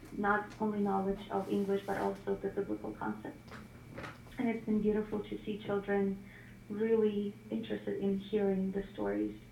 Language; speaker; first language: English; non-native, fluent; Ukrainian